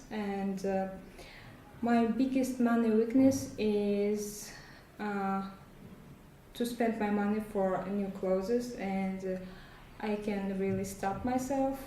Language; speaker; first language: English; non-native, learner; Russian